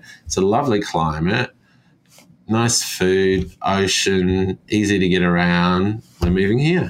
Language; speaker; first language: English; native; English